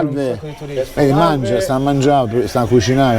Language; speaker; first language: Italian; native; Italian